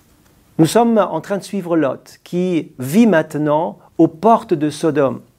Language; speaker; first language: French; native; French